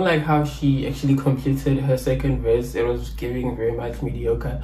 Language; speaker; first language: English; non-native, local second language; Zulu